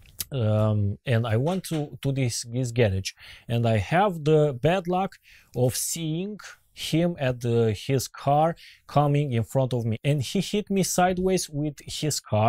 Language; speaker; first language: English; non-native, learner; Romanian